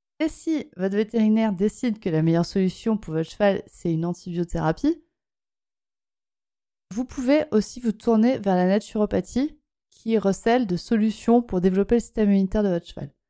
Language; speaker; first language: French; native; French